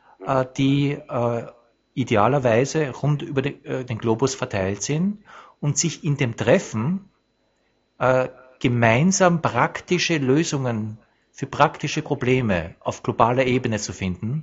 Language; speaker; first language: German; native; German